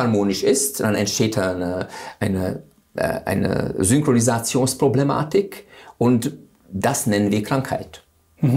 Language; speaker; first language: German; non-native, fluent; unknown